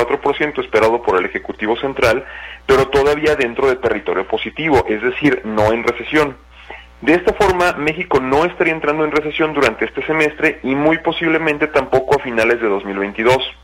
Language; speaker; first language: Spanish; native; Spanish